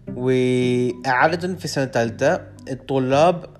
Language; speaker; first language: Arabic; non-native, learner; Urdu